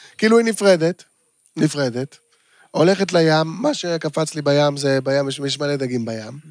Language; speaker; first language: Hebrew; native; Hebrew